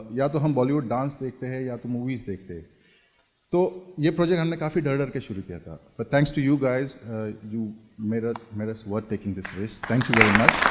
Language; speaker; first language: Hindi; non-native, local second language; Marathi